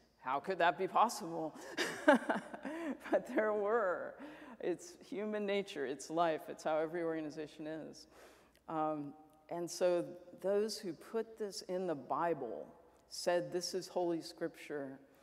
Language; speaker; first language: English; native; English